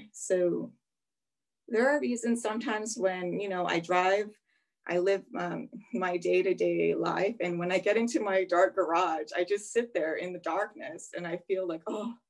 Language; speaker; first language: English; native; English